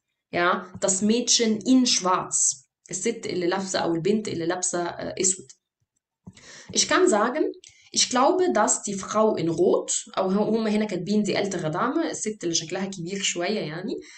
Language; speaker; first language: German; non-native, fluent; Arabic